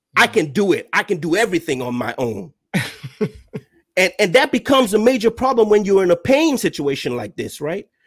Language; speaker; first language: English; non-native, local second language; Yoruba